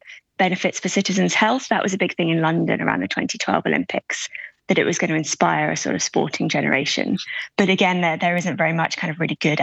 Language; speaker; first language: English; native; English